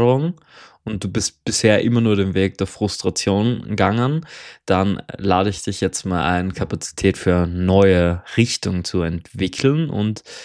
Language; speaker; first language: German; native; German